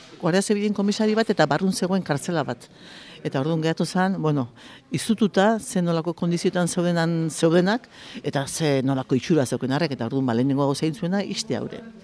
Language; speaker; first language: Basque; native; Basque